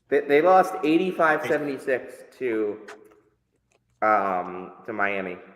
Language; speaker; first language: English; native; English